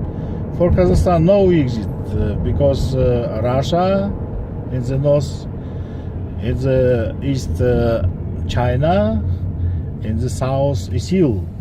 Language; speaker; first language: English; non-native, learner; Kazakh